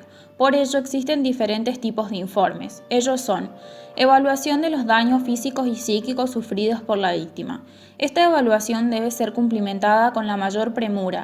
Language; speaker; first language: Spanish; native; Spanish